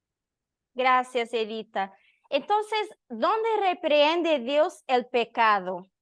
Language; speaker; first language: Spanish; non-native, learner; Portuguese